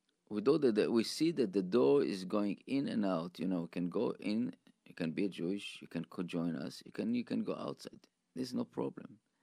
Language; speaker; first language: English; non-native, fluent; Hebrew